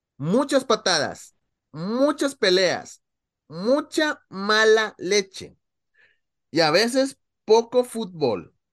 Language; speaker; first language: Spanish; native; Spanish